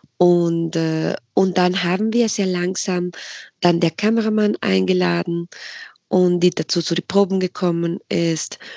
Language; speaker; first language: German; non-native, fluent; Spanish